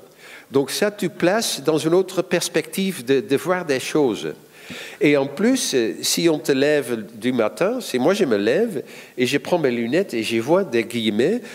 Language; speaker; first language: French; non-native, fluent; Dutch